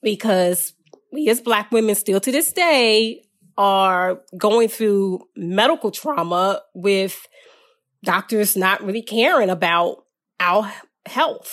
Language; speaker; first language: English; native; English